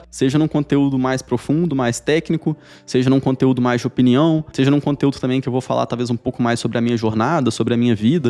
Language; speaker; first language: Portuguese; native; Portuguese